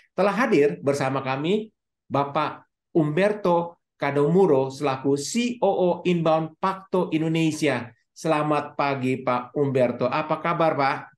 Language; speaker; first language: Indonesian; native; Indonesian